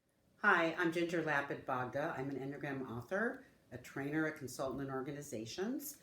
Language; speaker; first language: English; native; English